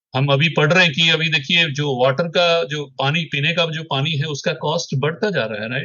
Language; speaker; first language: Hindi; non-native, local second language; Odia